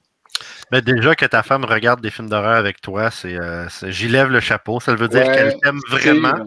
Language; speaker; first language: French; native; French